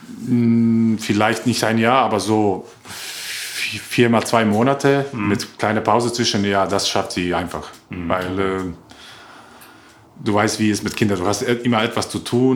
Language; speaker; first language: German; non-native, learner; Croatian